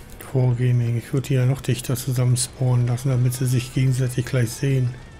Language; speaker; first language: German; native; German